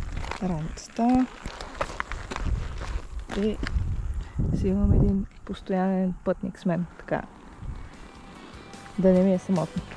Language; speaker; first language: Bulgarian; native; Bulgarian